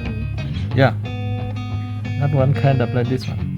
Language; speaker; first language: English; non-native, learner; Vietnamese